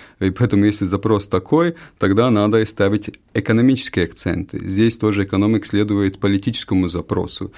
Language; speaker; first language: Russian; non-native, local second language; Latvian